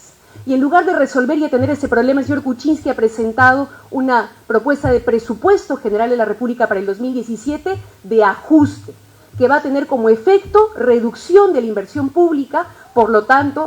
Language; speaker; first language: Spanish; native; Spanish